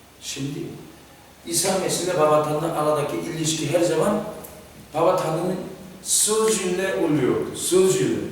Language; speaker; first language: Turkish; non-native, fluent; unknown